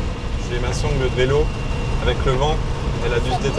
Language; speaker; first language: French; native; French